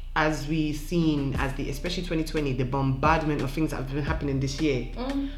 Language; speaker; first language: English; non-native, local second language; French